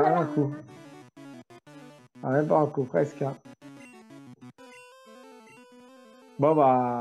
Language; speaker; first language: French; native; French